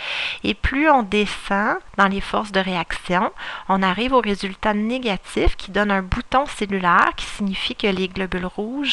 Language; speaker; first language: French; native; French